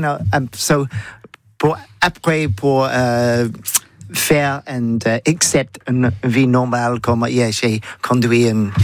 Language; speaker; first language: French; non-native, learner; English